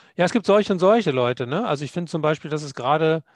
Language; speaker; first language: German; native; German